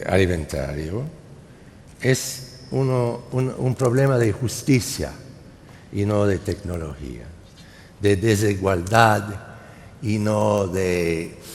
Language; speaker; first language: Spanish; non-native, fluent; English